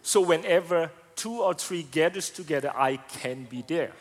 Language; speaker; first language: English; non-native, fluent; Indonesian